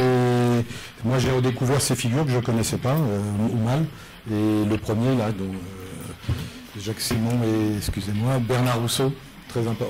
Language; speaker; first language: French; native; French